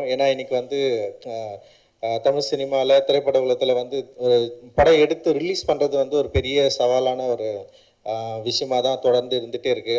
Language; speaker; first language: Tamil; native; Tamil